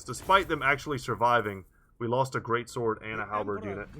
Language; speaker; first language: English; native; English